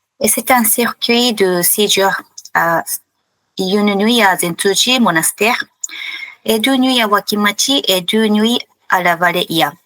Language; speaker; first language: French; non-native, fluent; Japanese